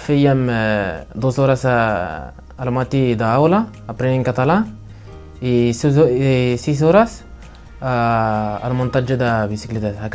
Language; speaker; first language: Catalan; non-native, learner; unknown